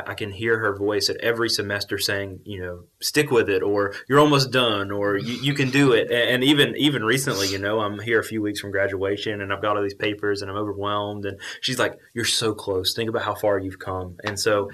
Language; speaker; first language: English; native; English